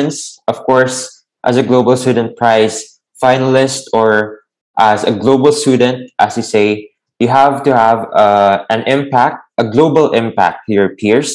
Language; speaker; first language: English; non-native, local second language; Filipino